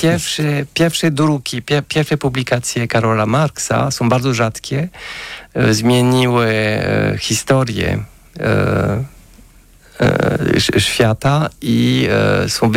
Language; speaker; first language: Polish; non-native, fluent; French